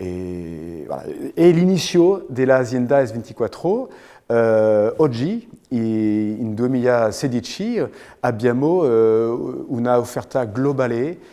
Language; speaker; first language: Italian; non-native, fluent; French